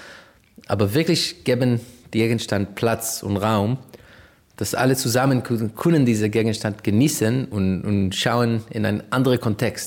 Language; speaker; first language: German; non-native, fluent; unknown